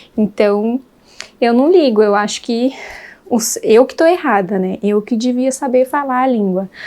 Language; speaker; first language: Portuguese; native; Portuguese